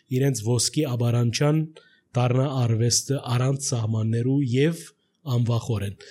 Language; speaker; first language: Armenian; early bilingual, heritage; Armenian